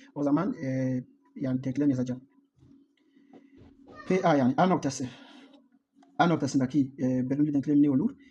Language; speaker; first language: Turkish; non-native, learner; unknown